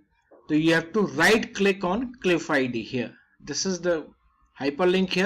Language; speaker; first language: English; non-native, local second language; Hindi